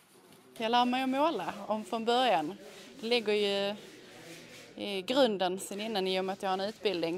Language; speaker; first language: Swedish; native; Swedish